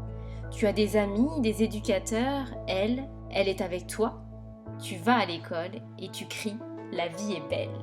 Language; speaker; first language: French; native; French